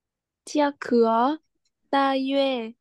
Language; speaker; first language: Chinese; non-native, learner; Vietnamese